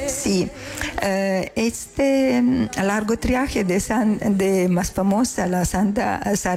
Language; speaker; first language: Spanish; non-native, learner; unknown